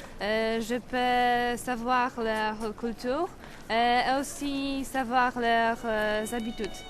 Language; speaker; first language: French; non-native, learner; Polish